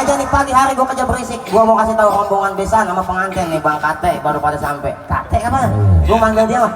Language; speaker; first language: Indonesian; native; Indonesian